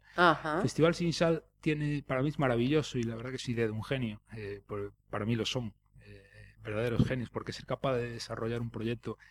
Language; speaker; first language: Spanish; native; Spanish